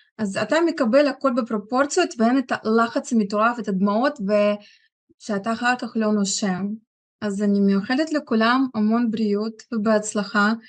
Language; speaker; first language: Hebrew; non-native, fluent; Russian